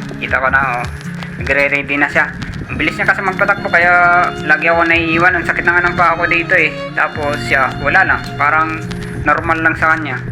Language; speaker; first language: Filipino; native; Filipino